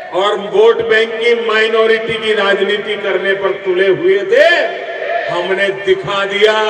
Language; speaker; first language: Hindi; non-native, local second language; Gujarati